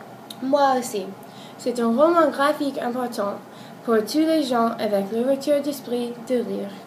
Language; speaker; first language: French; non-native, learner; English